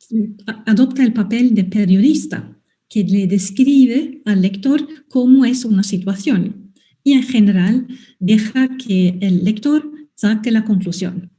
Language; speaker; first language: Spanish; non-native, fluent; Swedish